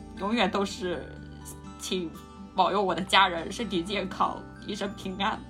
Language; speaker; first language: Chinese; native; Chinese